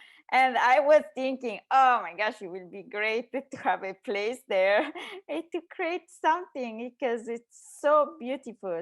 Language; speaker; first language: English; non-native, learner; Italian